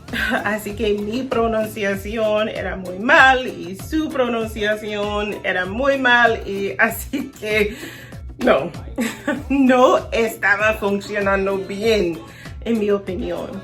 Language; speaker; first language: Spanish; non-native, learner; English